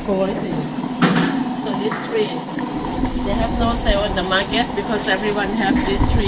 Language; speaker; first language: English; non-native, learner; Thai